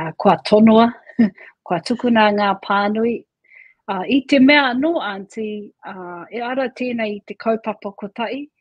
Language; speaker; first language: Māori; native; Māori